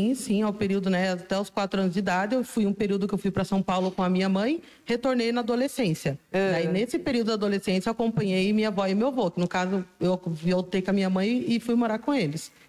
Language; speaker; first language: Portuguese; native; Portuguese